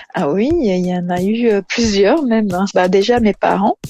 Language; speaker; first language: French; non-native, fluent; Portuguese